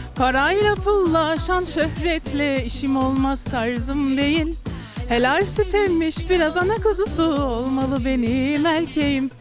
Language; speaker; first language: Turkish; early bilingual, heritage; Turkish